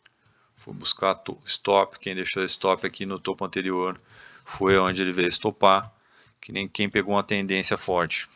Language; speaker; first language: Portuguese; native; Portuguese